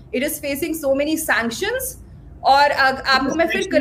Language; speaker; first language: Hindi; native; Hindi